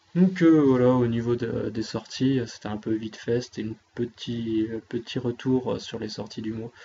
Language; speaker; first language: French; native; French